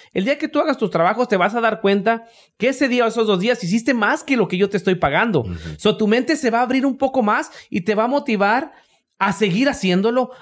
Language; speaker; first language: Spanish; native; Spanish